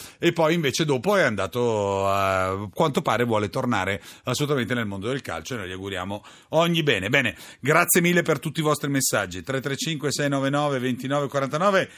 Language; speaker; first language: Italian; native; Italian